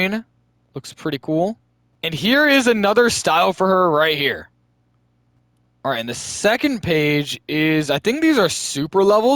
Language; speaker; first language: English; native; English